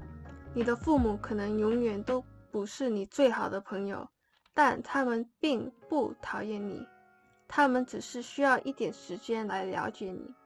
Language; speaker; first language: Chinese; non-native, learner; English